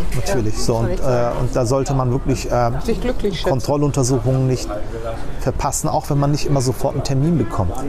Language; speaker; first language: German; early bilingual, other home language; Turkish